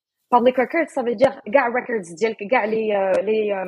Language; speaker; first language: French; non-native, local second language; Arabic